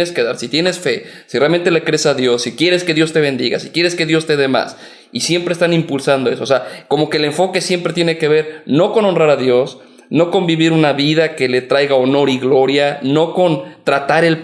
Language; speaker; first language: Spanish; native; Spanish